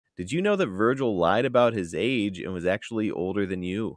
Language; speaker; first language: English; native; English